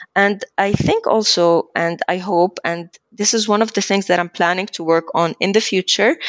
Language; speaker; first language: English; early bilingual, other home language; Arabic